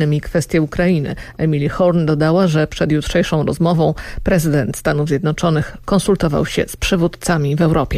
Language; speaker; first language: Polish; native; Polish